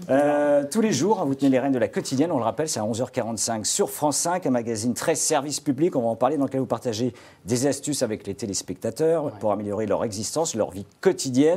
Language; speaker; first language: French; native; French